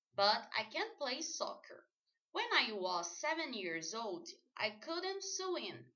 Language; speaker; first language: English; non-native, learner; Portuguese